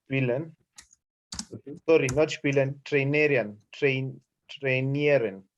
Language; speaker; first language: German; non-native, learner; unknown